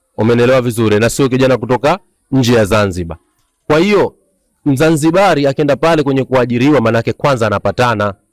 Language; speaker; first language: Swahili; native; Swahili